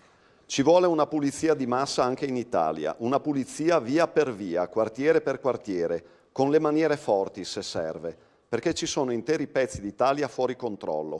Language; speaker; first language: Italian; native; Italian